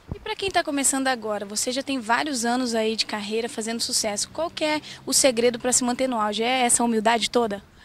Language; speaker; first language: Portuguese; native; Portuguese